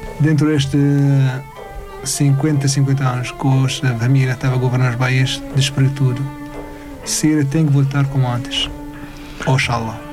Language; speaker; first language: Portuguese; non-native, learner; Arabic